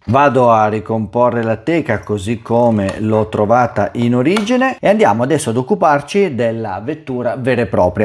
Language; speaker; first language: Italian; native; Italian